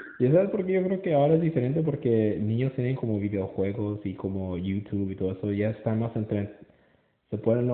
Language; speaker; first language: Spanish; early bilingual, heritage; Spanish